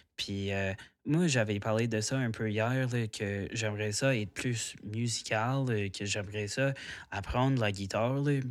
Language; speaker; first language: French; non-native, local second language; English